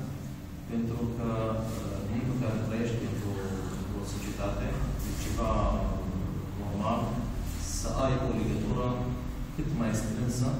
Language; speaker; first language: Romanian; non-native, fluent; Arabic